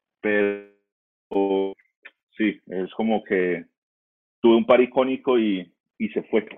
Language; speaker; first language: Spanish; early bilingual, heritage; Spanish